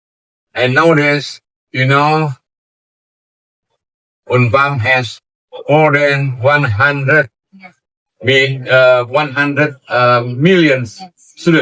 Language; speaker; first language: English; non-native, learner; Indonesian